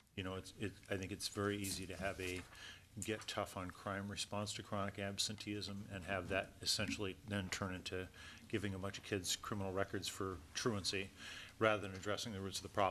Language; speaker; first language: English; native; English